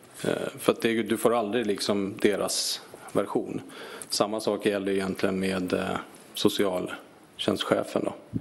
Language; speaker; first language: Swedish; native; Swedish